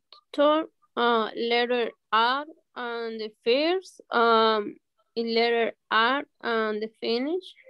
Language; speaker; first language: English; non-native, learner; Spanish